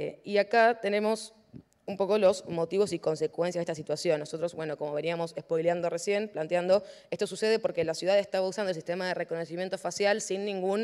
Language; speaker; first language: Spanish; native; Spanish